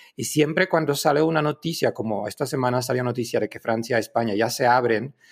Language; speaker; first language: Spanish; non-native, fluent; Czech